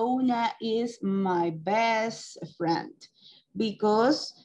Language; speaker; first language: English; non-native, local second language; Spanish